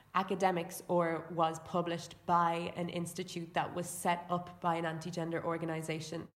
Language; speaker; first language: English; native; English